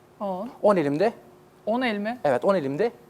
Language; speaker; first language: Turkish; native; Turkish